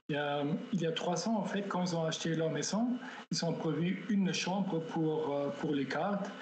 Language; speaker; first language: French; non-native, fluent; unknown